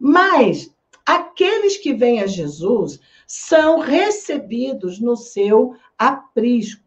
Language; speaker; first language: Portuguese; native; Portuguese